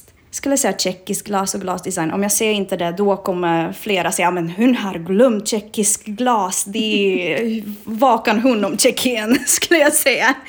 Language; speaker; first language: Swedish; non-native, fluent; Czech